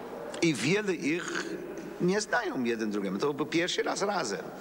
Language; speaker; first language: Polish; non-native, learner; English